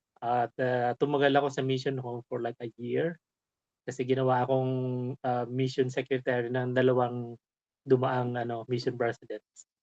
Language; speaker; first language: Filipino; non-native, local second language; Bikol